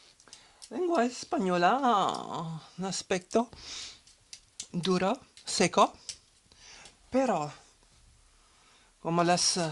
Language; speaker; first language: Spanish; non-native, learner; French